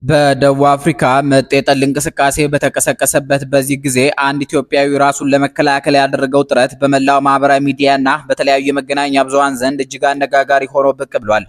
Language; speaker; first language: Amharic; native; Amharic